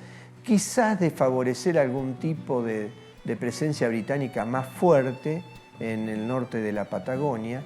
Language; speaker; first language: Spanish; native; Spanish